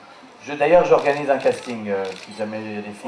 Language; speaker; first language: French; native; French